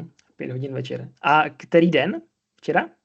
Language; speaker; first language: Czech; non-native, fluent; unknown